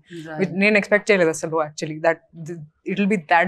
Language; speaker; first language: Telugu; non-native, fluent; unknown